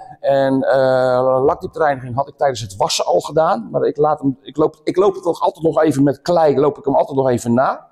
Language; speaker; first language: Dutch; native; Dutch